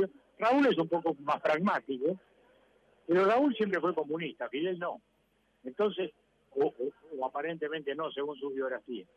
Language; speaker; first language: Spanish; native; Spanish